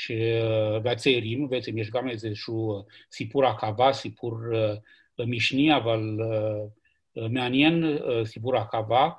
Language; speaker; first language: Hebrew; non-native, fluent; Romanian